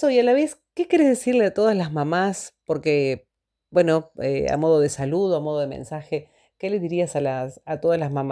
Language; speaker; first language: Spanish; native; Spanish